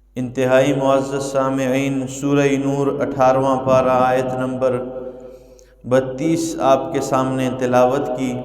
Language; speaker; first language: Urdu; non-native, local second language; Pashto